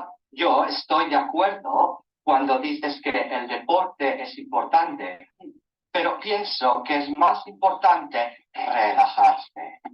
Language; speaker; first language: Spanish; non-native, learner; English